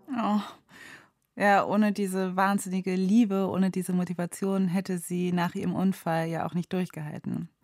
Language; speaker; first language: German; native; German